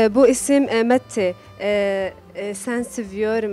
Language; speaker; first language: Turkish; non-native, learner; Arabic